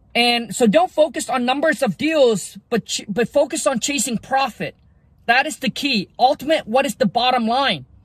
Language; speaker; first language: English; early bilingual, other home language; Vietnamese